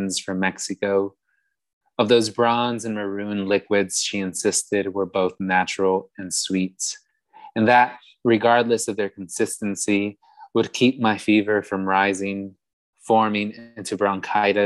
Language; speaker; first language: English; native; English